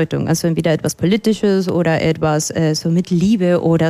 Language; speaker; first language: German; non-native, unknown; Spanish